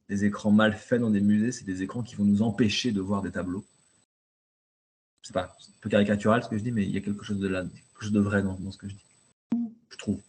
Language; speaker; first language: French; native; French